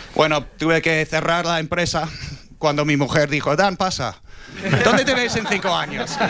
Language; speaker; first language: Spanish; non-native, fluent; English